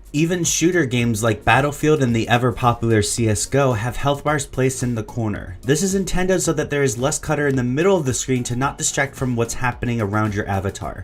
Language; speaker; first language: English; native; English